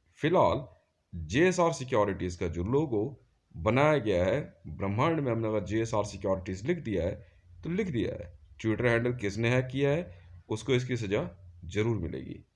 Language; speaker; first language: Hindi; native; Hindi